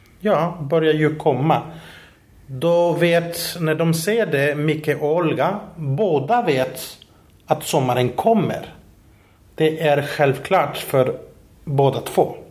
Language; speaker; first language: Swedish; non-native, fluent; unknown